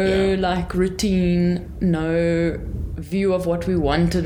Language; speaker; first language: English; native; English